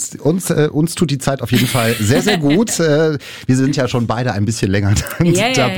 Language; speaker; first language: German; native; German